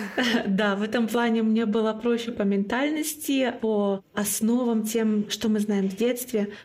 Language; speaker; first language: Russian; non-native, local second language; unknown